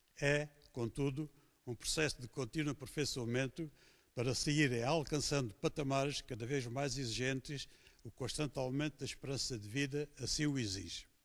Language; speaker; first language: Portuguese; native; Portuguese